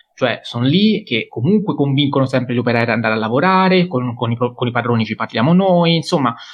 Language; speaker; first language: Italian; native; Italian